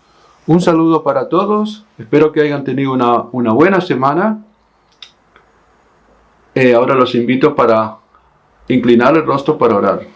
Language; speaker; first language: Spanish; native; Spanish